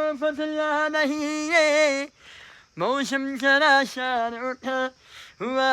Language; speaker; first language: Hindi; non-native, fluent; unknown